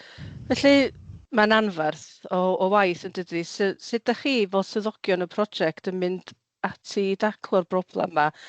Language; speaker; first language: Welsh; native; Welsh